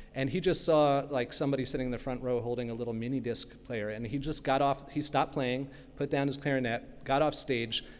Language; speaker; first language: English; native; English